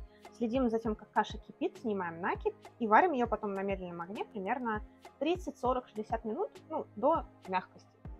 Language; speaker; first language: Russian; native; Russian